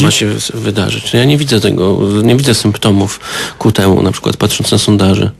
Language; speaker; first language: Polish; native; Polish